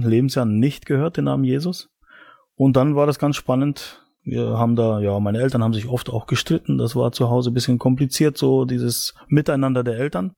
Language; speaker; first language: German; native; German